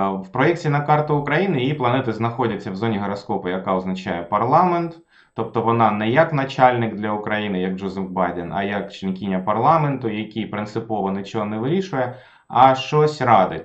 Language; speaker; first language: Ukrainian; non-native, local second language; Russian